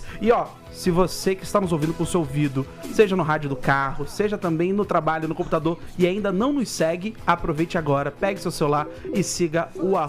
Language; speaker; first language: Portuguese; native; Portuguese